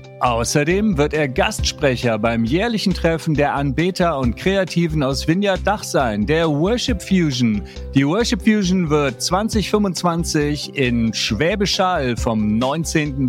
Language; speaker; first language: German; native; German